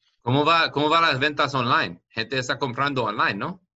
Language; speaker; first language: Spanish; non-native, learner; English